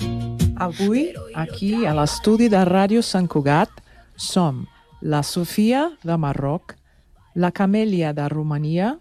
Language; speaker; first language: Catalan; non-native, learner; Portuguese